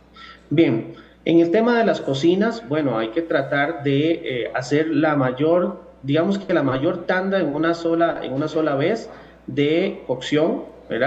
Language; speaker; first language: Spanish; native; Spanish